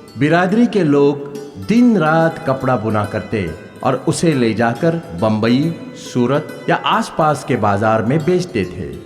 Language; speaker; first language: Urdu; native; Urdu